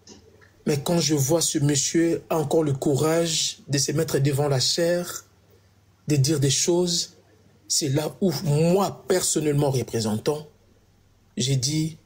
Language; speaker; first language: French; non-native, local second language; Lingala